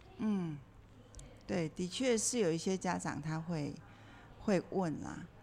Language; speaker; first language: Chinese; native; Chinese